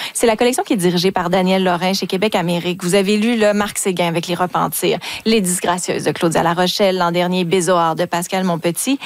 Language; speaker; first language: French; native; French